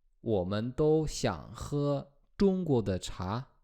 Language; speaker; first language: Chinese; non-native, fluent; Polish